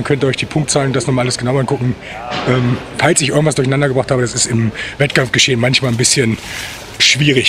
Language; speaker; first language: German; native; German